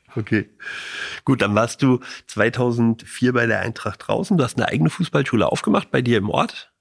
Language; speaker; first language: German; native; German